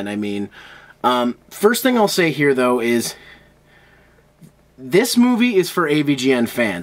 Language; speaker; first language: English; native; English